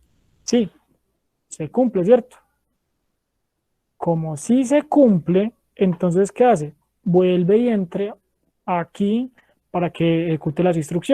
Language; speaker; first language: Spanish; native; Spanish